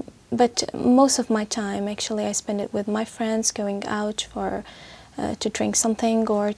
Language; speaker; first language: English; non-native, fluent; Arabic